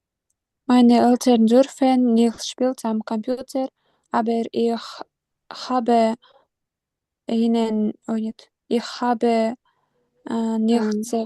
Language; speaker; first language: German; non-native, learner; Kyrgyz